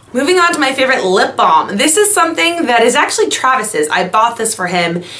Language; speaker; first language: English; native; English